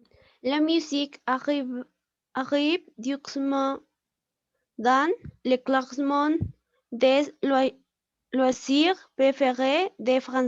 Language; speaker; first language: French; non-native, learner; Spanish